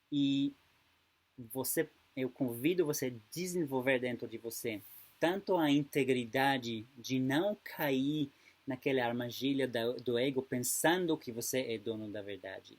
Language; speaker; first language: Portuguese; non-native, fluent; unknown